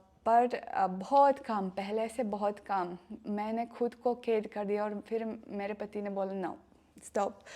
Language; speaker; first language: Hindi; non-native, learner; Russian